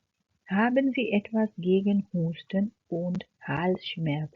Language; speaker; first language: German; non-native, fluent; Urdu